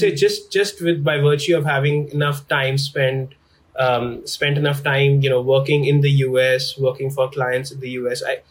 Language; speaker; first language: English; non-native, local second language; Hindi